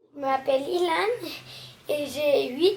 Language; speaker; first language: French; early bilingual, heritage; French